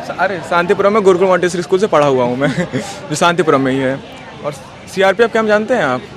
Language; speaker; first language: Hindi; native; Hindi